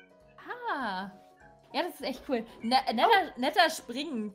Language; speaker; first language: German; native; German